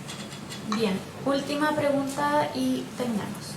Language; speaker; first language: Spanish; native; Spanish